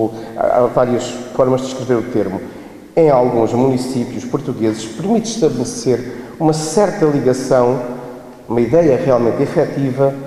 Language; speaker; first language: Portuguese; native; Portuguese